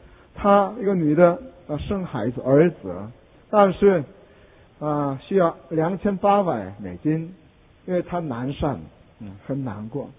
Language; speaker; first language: Chinese; non-native, fluent; Korean